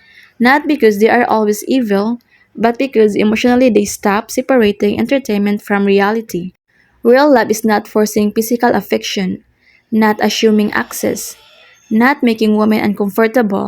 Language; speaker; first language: English; non-native, local second language; Filipino